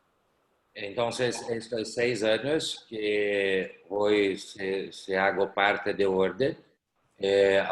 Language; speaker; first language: Portuguese; non-native, learner; Spanish